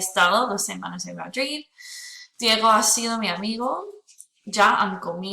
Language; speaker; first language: Spanish; non-native, fluent; English